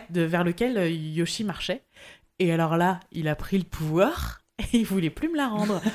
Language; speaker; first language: French; native; French